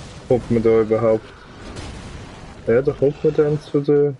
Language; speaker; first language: German; native; German